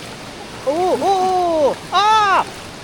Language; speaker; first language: Japanese; native; Japanese